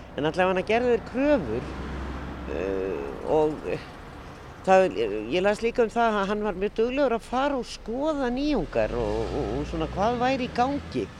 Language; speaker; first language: Icelandic; native; Icelandic